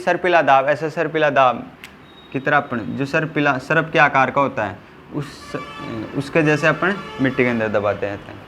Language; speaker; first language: Hindi; native; Hindi